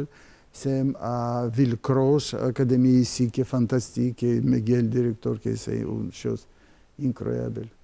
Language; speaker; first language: French; non-native, learner; Russian